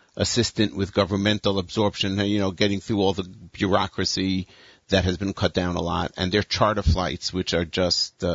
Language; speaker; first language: English; native; English